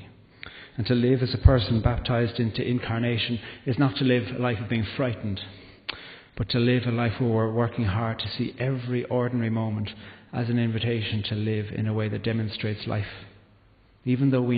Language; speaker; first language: English; native; English